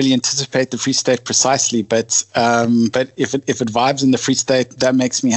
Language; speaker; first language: English; native; English